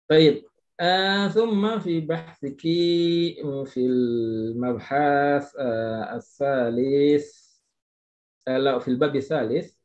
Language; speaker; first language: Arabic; non-native, fluent; Indonesian